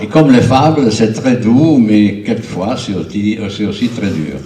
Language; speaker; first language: French; non-native, fluent; Italian